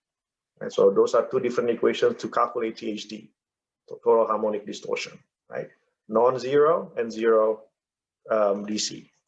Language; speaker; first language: English; non-native, fluent; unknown